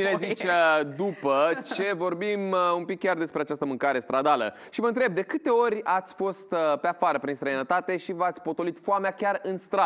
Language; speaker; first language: Romanian; native; Romanian